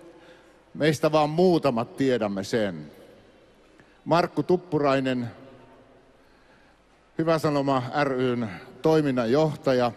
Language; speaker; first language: Finnish; native; Finnish